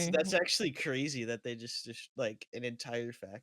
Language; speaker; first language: English; native; English